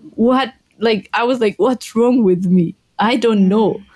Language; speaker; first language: English; non-native, fluent; Spanish